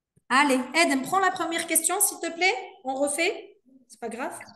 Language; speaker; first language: French; non-native, local second language; Arabic